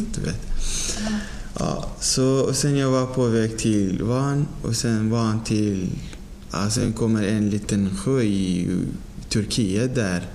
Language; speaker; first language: Swedish; non-native, fluent; Persian